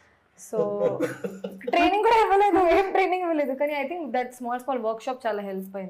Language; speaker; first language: Telugu; non-native, fluent; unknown